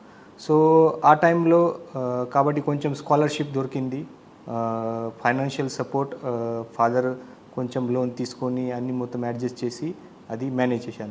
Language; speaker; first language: Telugu; non-native, learner; Marathi